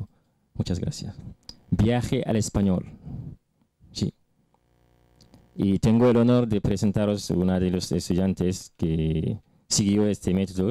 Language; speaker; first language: Spanish; non-native, fluent; Arabic